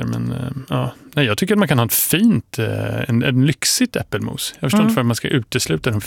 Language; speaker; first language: Swedish; non-native, fluent; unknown